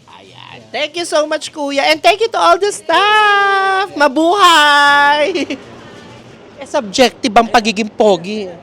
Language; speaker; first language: Filipino; native; Filipino